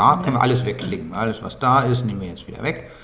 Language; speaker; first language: German; native; German